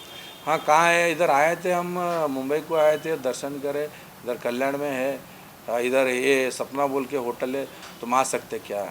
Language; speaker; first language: Hindi; non-native, local second language; Kannada